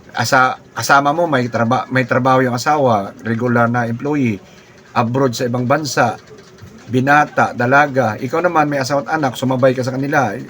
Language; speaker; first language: Filipino; non-native, local second language; Cebuano